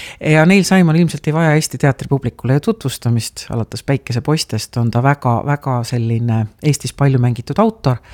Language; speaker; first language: Estonian; native; Estonian